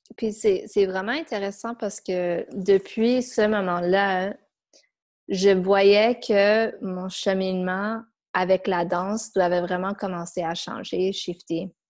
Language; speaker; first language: French; non-native, fluent; English